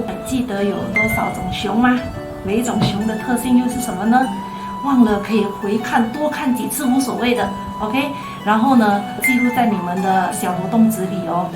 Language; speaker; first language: Chinese; native; Chinese